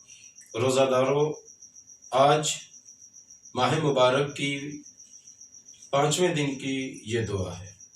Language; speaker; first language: Urdu; native; Urdu